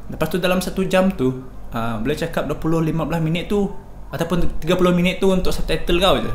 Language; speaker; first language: Malay; non-native, local second language; Iban